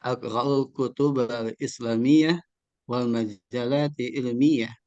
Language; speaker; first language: Arabic; non-native, learner; Indonesian